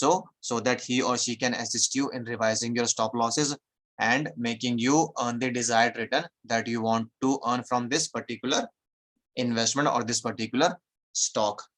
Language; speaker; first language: English; non-native, local second language; Hindi